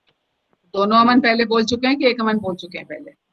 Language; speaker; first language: Hindi; native; Hindi